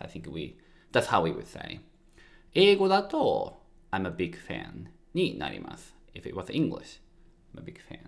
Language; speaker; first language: English; non-native, fluent; Japanese